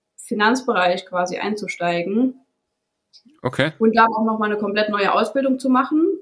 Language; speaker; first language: German; native; German